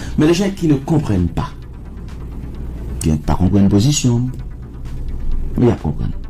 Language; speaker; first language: French; non-native, local second language; Haitian Creole